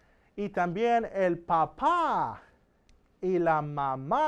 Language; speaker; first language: Spanish; non-native, fluent; English